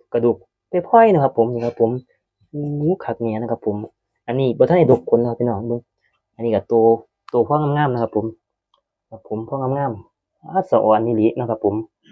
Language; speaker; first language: Thai; native; Thai